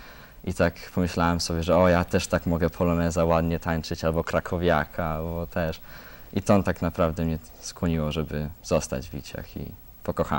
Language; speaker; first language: Polish; early bilingual, heritage; Polish